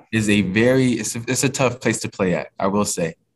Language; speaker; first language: English; native; English